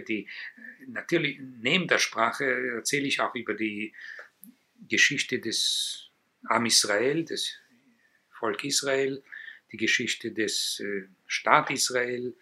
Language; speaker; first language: German; non-native, fluent; Hebrew